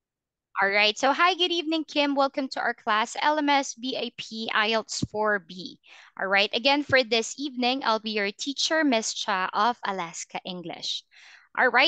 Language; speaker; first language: English; non-native, fluent; Filipino